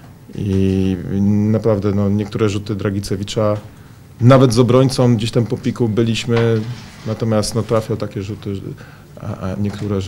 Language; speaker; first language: Polish; native; Polish